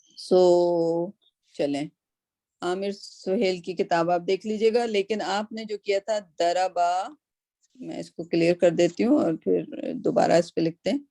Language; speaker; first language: Urdu; native; Urdu